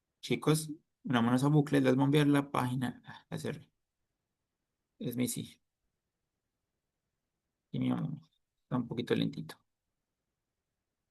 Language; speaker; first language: Spanish; native; Spanish